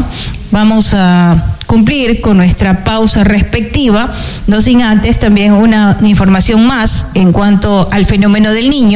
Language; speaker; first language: Spanish; native; Spanish